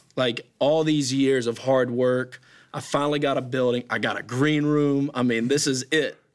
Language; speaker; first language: English; native; English